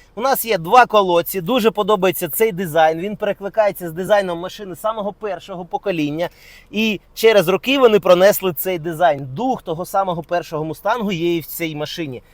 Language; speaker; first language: Ukrainian; non-native, local second language; Russian